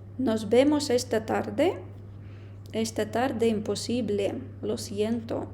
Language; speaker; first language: Spanish; non-native, fluent; Ukrainian